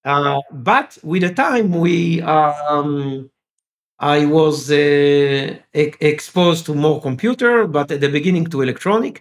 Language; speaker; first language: English; non-native, fluent; French